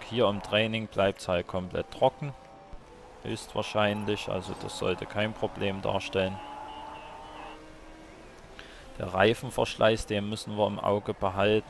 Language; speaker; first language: German; native; German